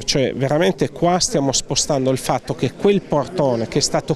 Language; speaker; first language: Italian; native; Italian